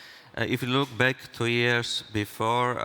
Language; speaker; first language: English; non-native, fluent; Armenian